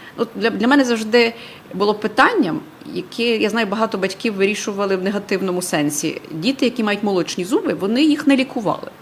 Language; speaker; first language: Ukrainian; native; Ukrainian